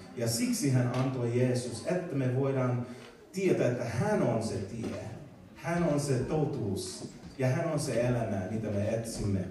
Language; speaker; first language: Finnish; non-native, learner; English